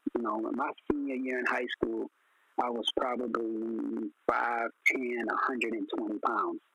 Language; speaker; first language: English; native; English